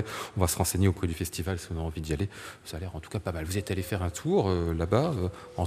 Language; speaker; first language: French; native; French